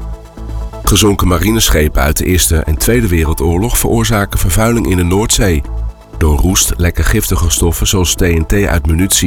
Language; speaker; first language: Dutch; native; Dutch